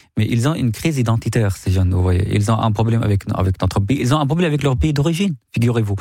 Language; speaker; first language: French; non-native, fluent; Arabic